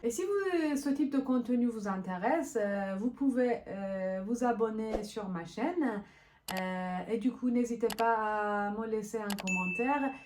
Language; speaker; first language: French; non-native, fluent; Persian